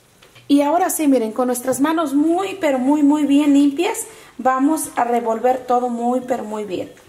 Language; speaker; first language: Spanish; native; Spanish